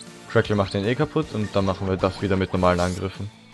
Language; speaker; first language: German; native; German